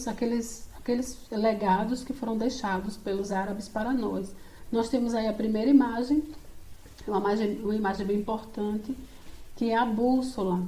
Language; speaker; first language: Portuguese; native; Portuguese